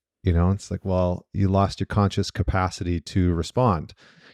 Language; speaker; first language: English; native; English